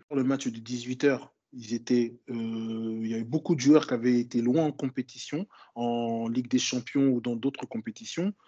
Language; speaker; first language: French; native; French